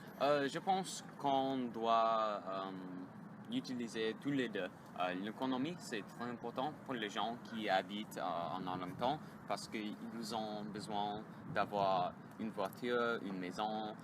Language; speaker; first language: French; non-native, learner; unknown